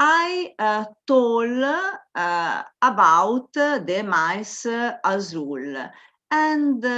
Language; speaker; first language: English; non-native, learner; Italian